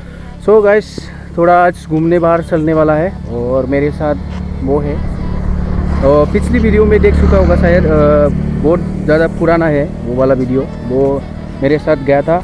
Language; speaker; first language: Hindi; non-native, local second language; Bodo